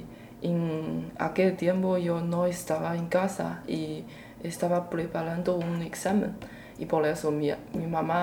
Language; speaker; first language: Spanish; non-native, learner; Chinese